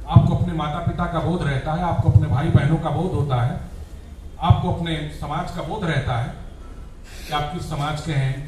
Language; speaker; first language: Hindi; native; Hindi